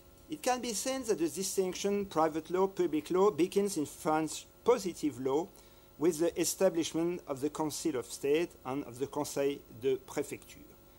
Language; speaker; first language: English; non-native, fluent; French